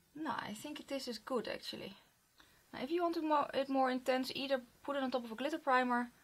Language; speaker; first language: English; non-native, fluent; Dutch